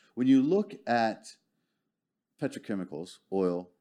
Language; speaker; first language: English; native; English